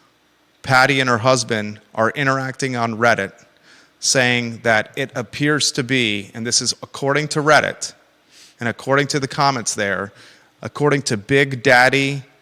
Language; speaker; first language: English; native; English